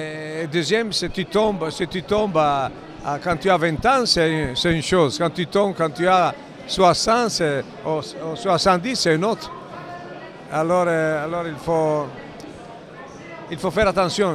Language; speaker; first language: French; non-native, learner; Italian